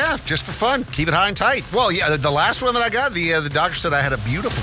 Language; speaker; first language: English; native; English